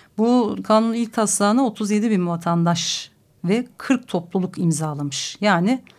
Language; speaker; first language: Turkish; native; Turkish